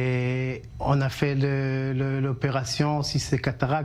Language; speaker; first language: French; non-native, learner; Hebrew